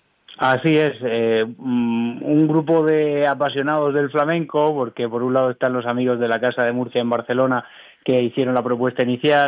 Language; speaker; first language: Spanish; native; Spanish